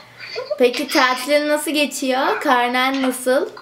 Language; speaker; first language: Turkish; native; Turkish